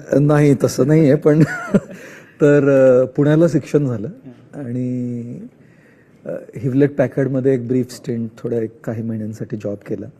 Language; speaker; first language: Marathi; non-native, local second language; Marwari